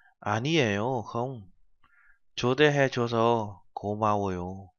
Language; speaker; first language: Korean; non-native, fluent; Vietnamese